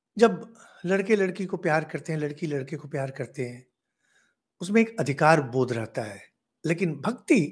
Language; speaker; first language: Hindi; non-native, local second language; Bangla